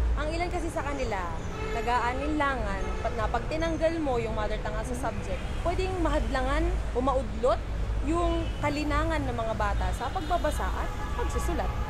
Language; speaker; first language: Filipino; non-native, local second language; Iloko